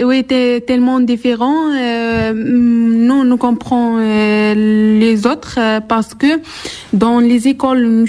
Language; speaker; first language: French; non-native, learner; Arabic